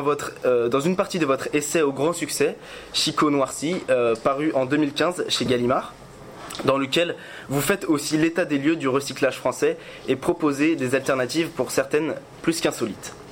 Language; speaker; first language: French; native; French